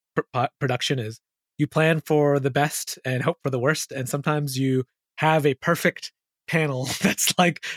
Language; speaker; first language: English; early bilingual, other home language; Urdu